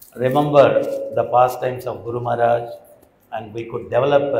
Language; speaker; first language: English; non-native, local second language; Telugu